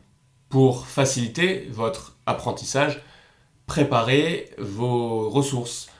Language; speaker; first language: French; native; French